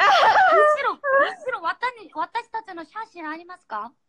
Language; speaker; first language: Japanese; non-native, learner; Korean